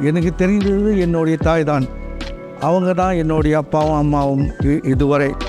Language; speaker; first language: Tamil; non-native, local second language; Chinese